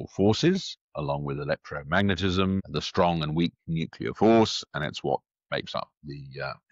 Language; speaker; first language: English; native; English